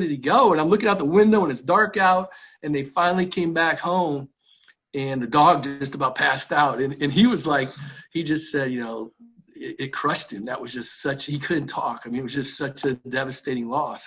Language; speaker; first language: English; native; English